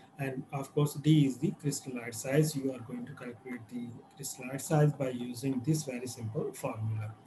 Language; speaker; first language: English; non-native, local second language; Urdu